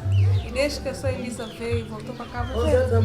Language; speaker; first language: Portuguese; native; Portuguese